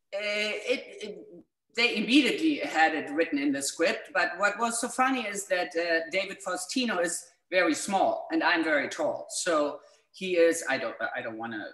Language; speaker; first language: English; non-native, fluent; German